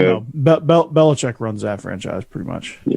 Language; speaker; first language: English; native; English